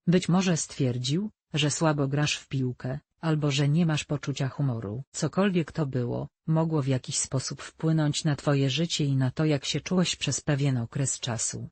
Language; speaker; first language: Polish; native; Polish